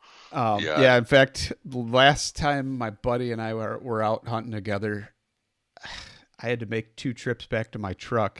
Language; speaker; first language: English; native; English